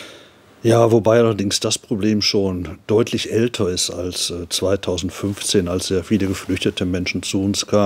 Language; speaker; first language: German; native; German